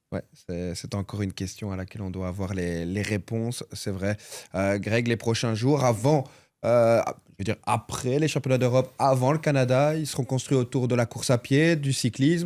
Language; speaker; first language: French; native; French